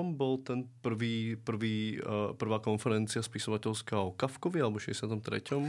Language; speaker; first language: Slovak; native; Slovak